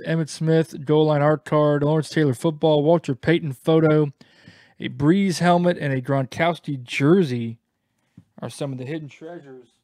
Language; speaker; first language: English; native; English